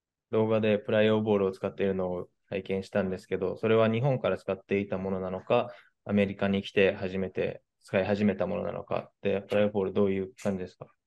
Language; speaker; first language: Japanese; native; Japanese